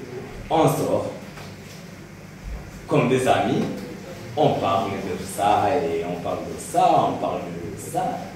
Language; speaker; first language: French; non-native, local second language; Rundi